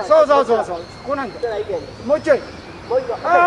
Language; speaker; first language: Japanese; native; Japanese